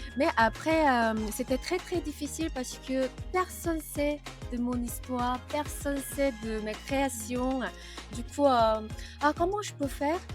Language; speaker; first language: French; non-native, fluent; Korean